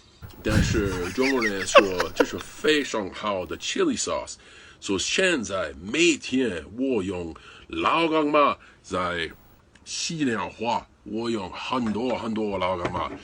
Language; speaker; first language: Chinese; non-native, learner; English